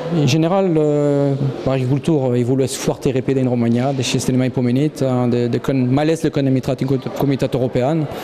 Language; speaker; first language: Romanian; non-native, fluent; French